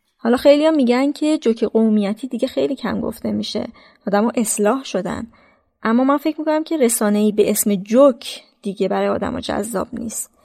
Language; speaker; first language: Persian; native; Persian